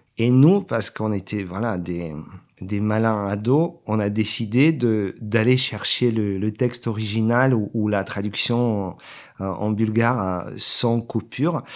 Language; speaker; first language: French; non-native, fluent; Bulgarian